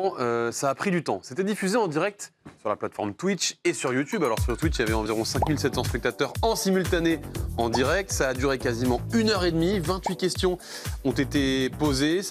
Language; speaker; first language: French; native; French